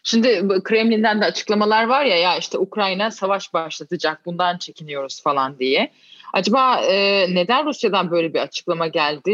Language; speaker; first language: Turkish; native; Turkish